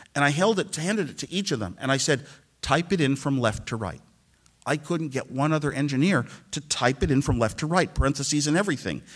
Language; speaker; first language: English; native; English